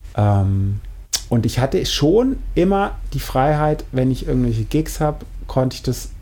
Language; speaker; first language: German; native; German